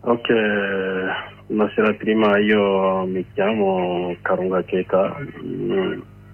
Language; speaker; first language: Italian; non-native, learner; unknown